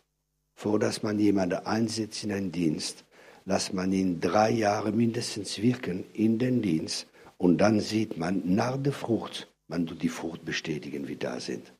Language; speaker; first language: German; non-native, fluent; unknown